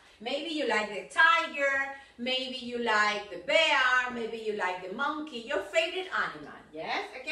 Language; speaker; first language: English; non-native, fluent; Spanish